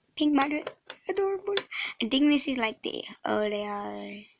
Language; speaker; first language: English; non-native, fluent; Swedish